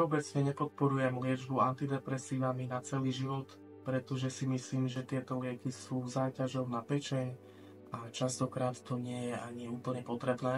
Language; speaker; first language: Slovak; native; Slovak